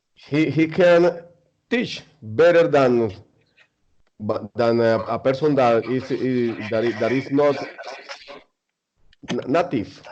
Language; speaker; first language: English; non-native, learner; Spanish